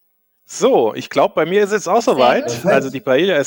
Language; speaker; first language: German; native; German